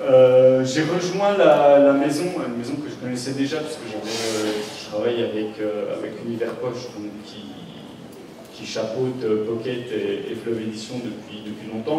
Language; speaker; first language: French; native; French